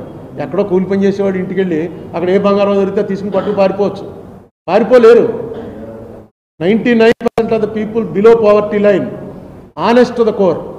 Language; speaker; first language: Telugu; native; Telugu